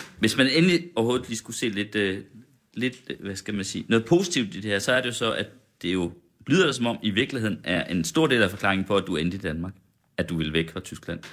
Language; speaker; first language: Danish; native; Danish